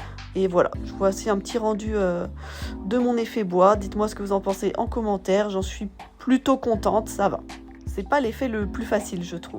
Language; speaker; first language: French; native; French